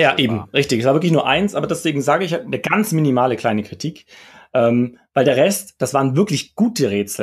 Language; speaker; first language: German; native; German